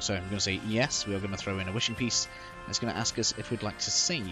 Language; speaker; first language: English; native; English